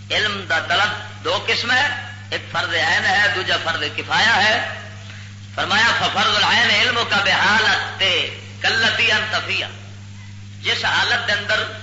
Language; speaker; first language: Urdu; non-native, local second language; Punjabi